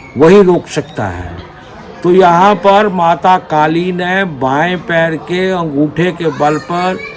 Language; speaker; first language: Hindi; native; Hindi